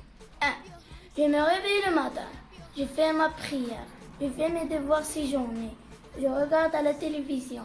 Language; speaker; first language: French; non-native, learner; Arabic